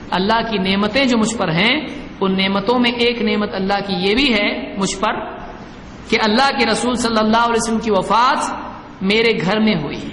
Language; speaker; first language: Urdu; native; Urdu